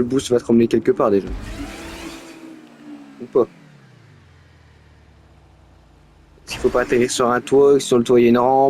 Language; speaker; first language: French; native; French